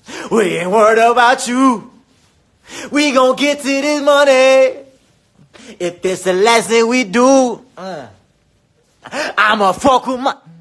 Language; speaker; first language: English; early bilingual, other home language; Korean